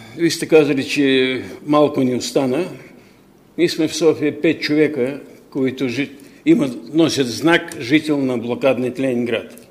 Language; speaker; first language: Bulgarian; non-native, fluent; Russian